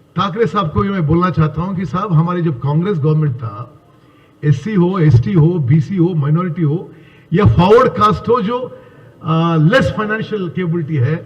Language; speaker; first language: Hindi; non-native, local second language; Telugu